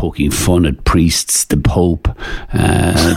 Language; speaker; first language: English; native; English